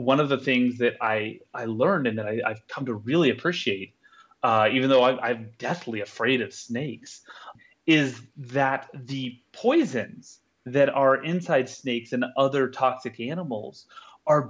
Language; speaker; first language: English; native; English